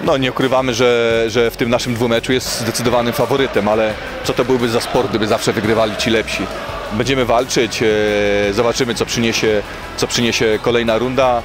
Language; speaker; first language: Polish; native; Polish